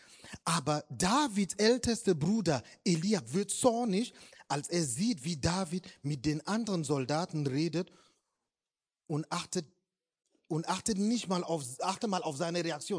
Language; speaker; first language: German; non-native, fluent; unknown